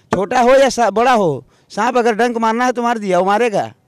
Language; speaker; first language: Hindi; native; Hindi